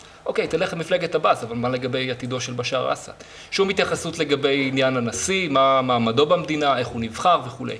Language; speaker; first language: Hebrew; native; Hebrew